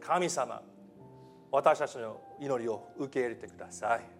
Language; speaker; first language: Japanese; non-native, fluent; English